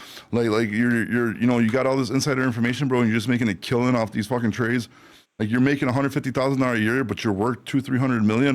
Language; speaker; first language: English; native; English